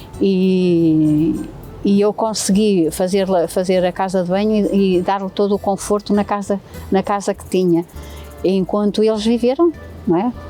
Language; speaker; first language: Portuguese; native; Portuguese